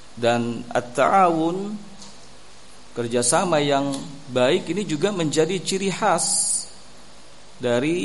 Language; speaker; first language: Indonesian; native; Indonesian